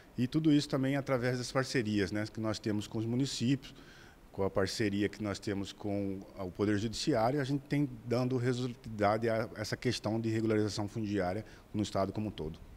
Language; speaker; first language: Portuguese; native; Portuguese